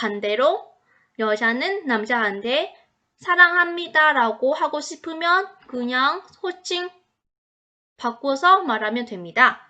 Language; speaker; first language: Korean; non-native, fluent; Vietnamese